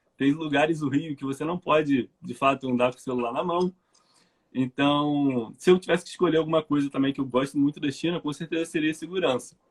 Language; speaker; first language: Portuguese; native; Portuguese